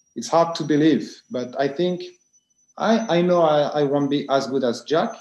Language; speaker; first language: English; non-native, fluent; French